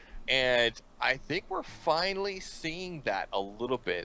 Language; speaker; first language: English; native; English